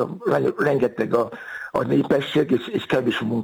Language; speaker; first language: Hungarian; non-native, fluent; Yoruba